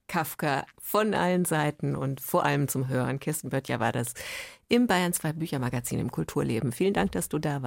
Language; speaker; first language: German; native; German